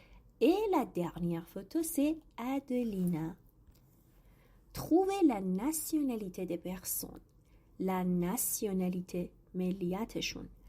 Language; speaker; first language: French; non-native, fluent; Persian